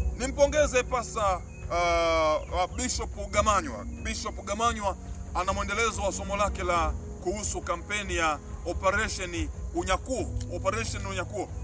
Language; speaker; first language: Swahili; native; Swahili